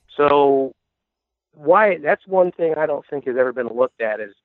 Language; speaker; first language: English; native; English